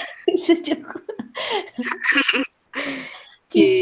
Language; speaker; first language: English; non-native, learner; Spanish